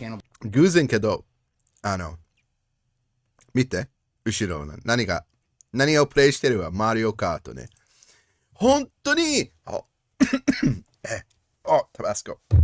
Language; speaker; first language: Japanese; non-native, learner; English